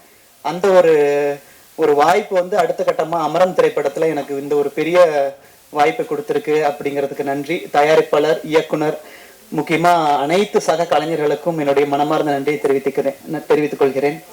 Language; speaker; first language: Tamil; native; Tamil